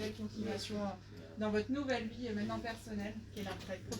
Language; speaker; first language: French; native; French